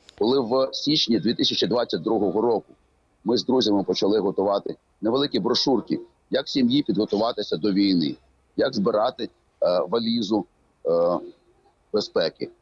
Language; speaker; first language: Ukrainian; native; Ukrainian